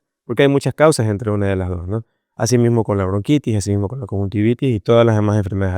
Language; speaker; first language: Spanish; native; Spanish